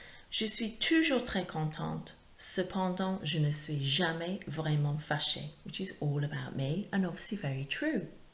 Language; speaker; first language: French; non-native, fluent; English